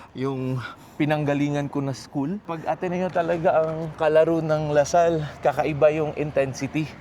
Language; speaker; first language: Filipino; non-native, local second language; Cebuano